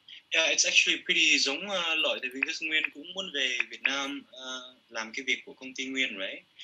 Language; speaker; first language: Vietnamese; early bilingual, heritage; Vietnamese